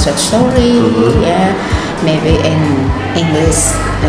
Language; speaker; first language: English; non-native, learner; Indonesian